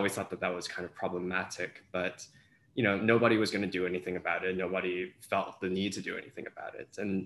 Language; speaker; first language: English; non-native, local second language; Cantonese